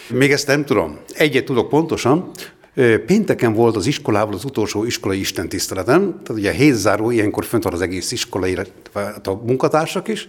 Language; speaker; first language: Hungarian; native; Hungarian